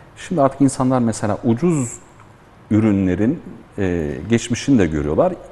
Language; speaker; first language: Turkish; early bilingual, heritage; Turkish